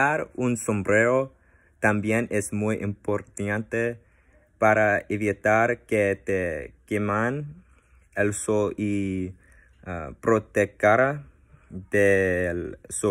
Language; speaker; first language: Spanish; non-native, learner; English